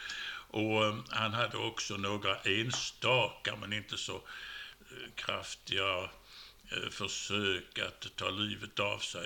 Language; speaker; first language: Swedish; native; Swedish